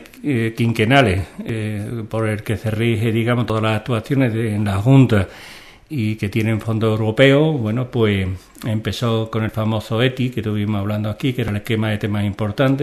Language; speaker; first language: Spanish; native; Spanish